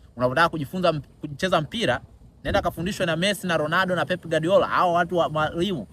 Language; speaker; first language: Swahili; native; Swahili